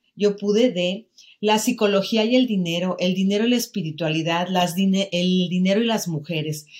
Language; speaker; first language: Spanish; native; Spanish